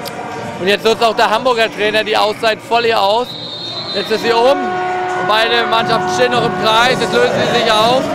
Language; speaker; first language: German; native; German